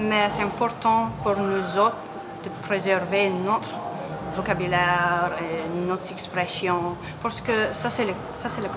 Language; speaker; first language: French; non-native, local second language; English